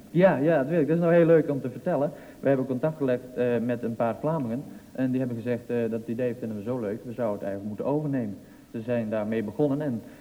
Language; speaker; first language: Dutch; non-native, local second language; Western Frisian